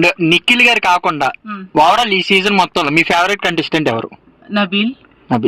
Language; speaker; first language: Telugu; native; Telugu